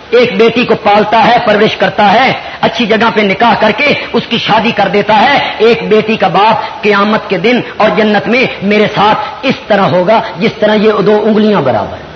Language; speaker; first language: Urdu; non-native, local second language; Punjabi